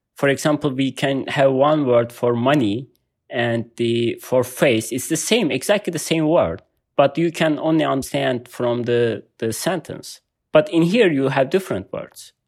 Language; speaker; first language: English; non-native, learner; Turkish